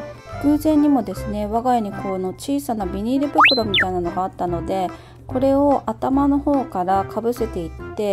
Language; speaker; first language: Japanese; native; Japanese